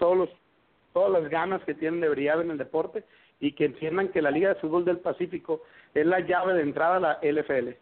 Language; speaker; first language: Spanish; native; Spanish